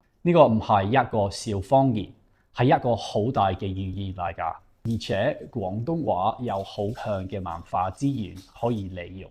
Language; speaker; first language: Cantonese; non-native, fluent; English